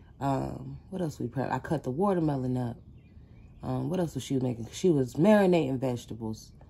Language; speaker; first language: English; native; English